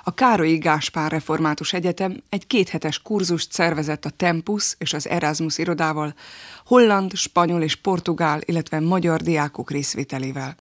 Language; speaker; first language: Hungarian; native; Hungarian